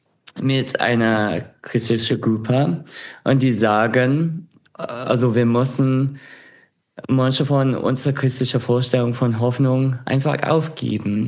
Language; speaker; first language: German; non-native, fluent; English